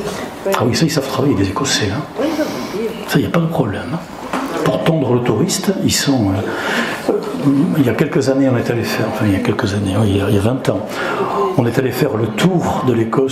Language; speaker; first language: French; native; French